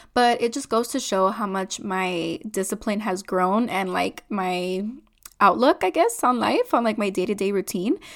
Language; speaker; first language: English; non-native, fluent; Spanish